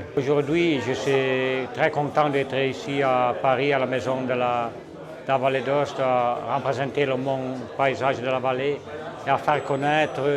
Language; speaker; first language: French; non-native, learner; Italian